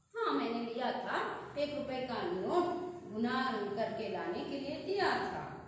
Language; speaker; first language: Hindi; non-native, local second language; Kannada